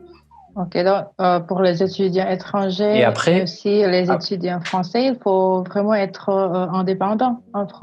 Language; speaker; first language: French; non-native, fluent; Indonesian